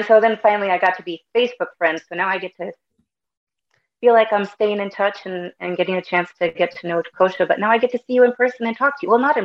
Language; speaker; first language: English; native; English